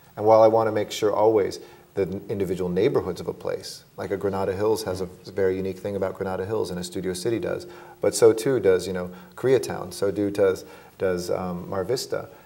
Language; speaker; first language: English; native; English